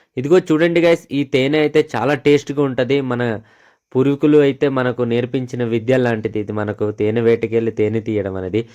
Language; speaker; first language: Telugu; non-native, local second language; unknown